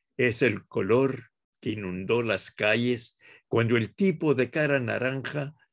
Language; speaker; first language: Spanish; early bilingual, heritage; Spanish